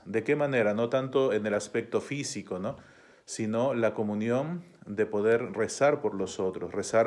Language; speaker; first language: Spanish; native; Spanish